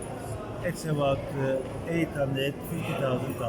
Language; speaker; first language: English; non-native, fluent; Turkish